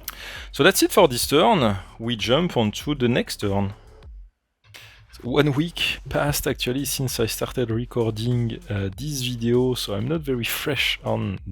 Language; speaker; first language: English; non-native, fluent; French